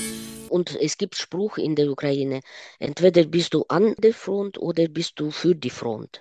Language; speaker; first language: German; non-native, fluent; Ukrainian